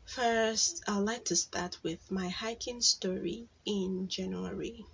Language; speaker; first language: English; non-native, local second language; Igbo